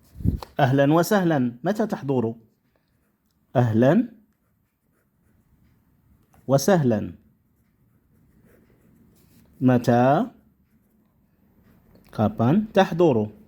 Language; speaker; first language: Arabic; non-native, fluent; Indonesian